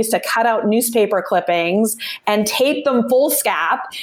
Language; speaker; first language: English; native; English